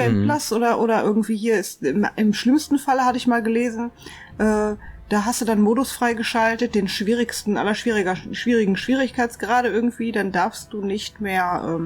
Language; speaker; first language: German; native; German